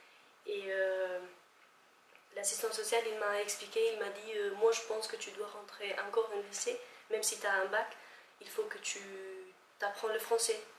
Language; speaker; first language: French; non-native, fluent; Albanian